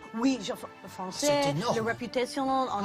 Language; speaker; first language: French; non-native, learner; English